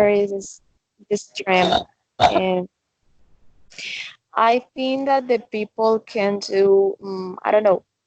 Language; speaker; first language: English; non-native, learner; Spanish